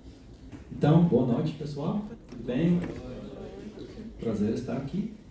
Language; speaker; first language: Portuguese; non-native, fluent; English